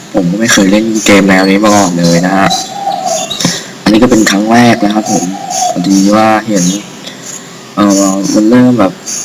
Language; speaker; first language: Thai; native; Thai